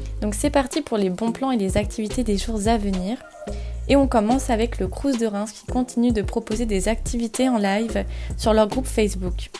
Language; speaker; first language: French; native; French